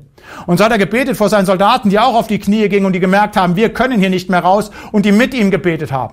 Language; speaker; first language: German; native; German